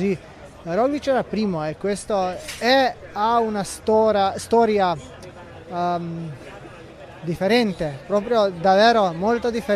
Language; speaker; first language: Italian; non-native, fluent; Slovenian